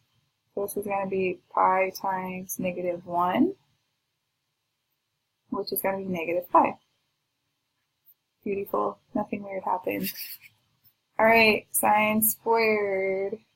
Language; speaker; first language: English; native; English